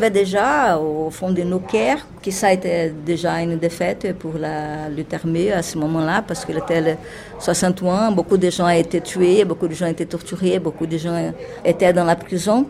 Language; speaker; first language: French; non-native, fluent; Portuguese